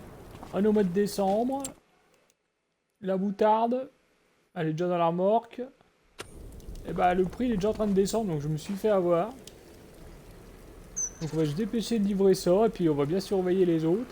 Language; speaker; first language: French; native; French